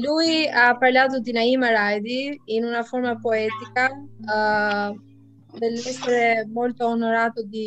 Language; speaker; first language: Italian; non-native, fluent; Albanian